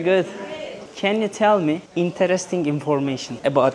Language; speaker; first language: English; non-native, learner; Turkish